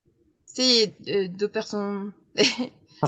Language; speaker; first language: French; non-native, learner; Spanish